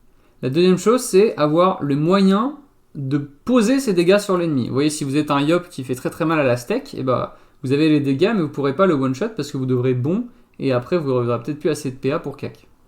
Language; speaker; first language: French; native; French